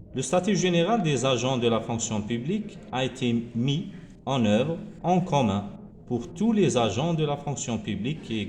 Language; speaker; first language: French; non-native, local second language; Arabic